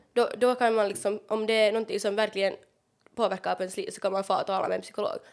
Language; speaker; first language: Swedish; native; Swedish